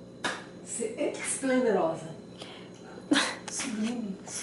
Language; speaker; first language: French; non-native, learner; Portuguese